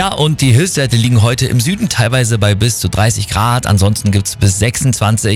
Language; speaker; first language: German; native; German